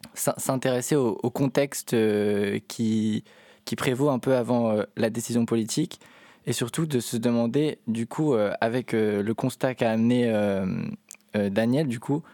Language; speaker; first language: French; native; French